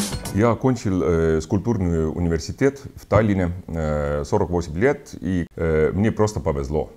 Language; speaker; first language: Russian; non-native, local second language; Estonian